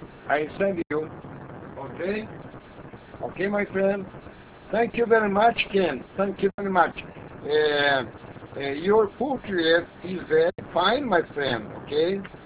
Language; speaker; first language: English; non-native, learner; Portuguese